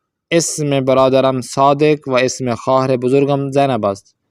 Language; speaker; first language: Persian; non-native, fluent; Urdu